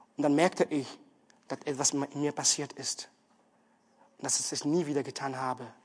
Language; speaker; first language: German; non-native, fluent; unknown